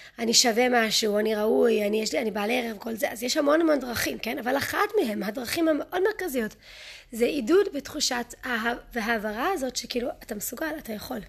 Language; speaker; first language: Hebrew; early bilingual, other home language; English